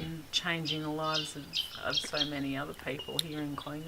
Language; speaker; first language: English; native; English